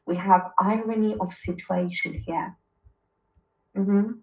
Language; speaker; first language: English; non-native, fluent; Persian